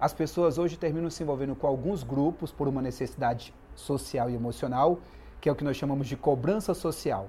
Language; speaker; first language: Portuguese; native; Portuguese